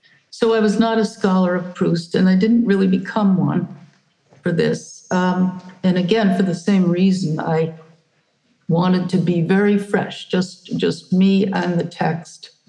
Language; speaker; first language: English; native; English